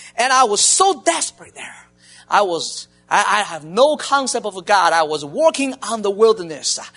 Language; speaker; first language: English; non-native, learner; Chinese